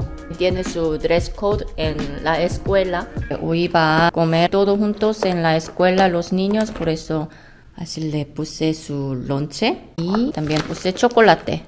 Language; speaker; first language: Spanish; non-native, fluent; Korean